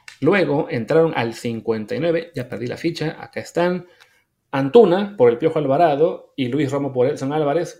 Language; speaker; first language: Spanish; native; Spanish